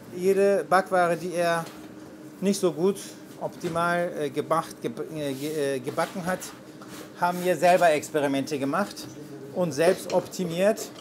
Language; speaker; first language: German; non-native, fluent; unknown